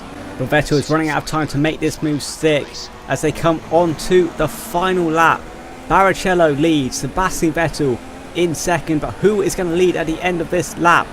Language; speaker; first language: English; native; English